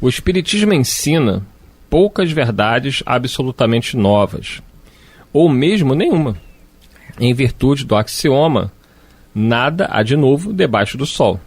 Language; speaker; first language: Portuguese; native; Portuguese